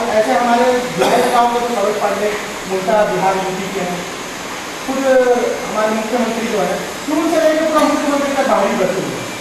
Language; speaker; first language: Hindi; non-native, local second language; Chhattisgarhi